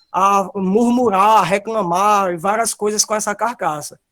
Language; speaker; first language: Portuguese; native; Portuguese